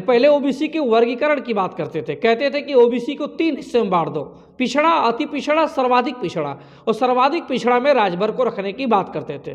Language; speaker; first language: Hindi; native; Hindi